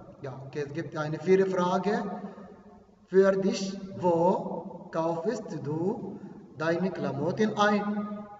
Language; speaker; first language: German; non-native, fluent; Arabic